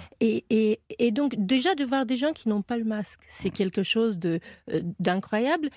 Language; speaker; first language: French; non-native, fluent; Romanian